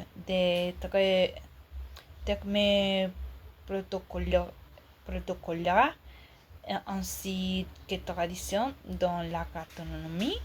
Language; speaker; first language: French; non-native, learner; Spanish